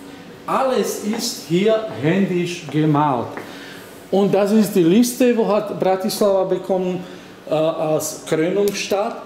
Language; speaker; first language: German; non-native, learner; Slovak